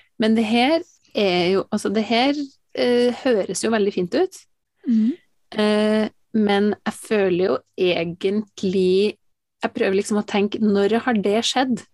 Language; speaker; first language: Norwegian; native; Norwegian